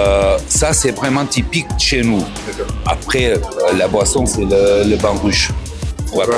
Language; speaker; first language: French; early bilingual, other home language; Portuguese